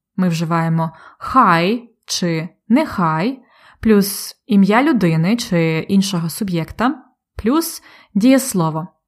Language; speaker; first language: Ukrainian; native; Ukrainian